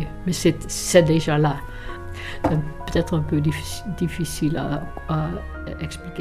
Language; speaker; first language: French; non-native, fluent; Dutch